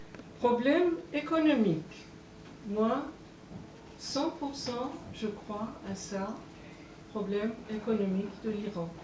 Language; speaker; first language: French; non-native, fluent; Persian